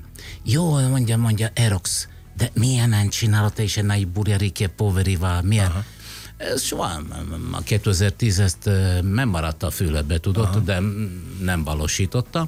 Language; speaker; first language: Hungarian; non-native, fluent; Italian